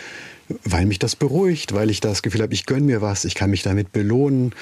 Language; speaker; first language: German; native; German